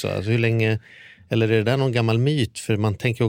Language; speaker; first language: Swedish; native; Swedish